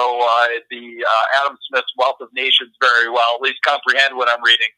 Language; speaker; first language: English; native; English